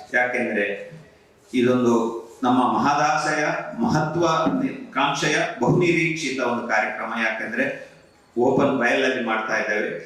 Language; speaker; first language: Kannada; native; Kannada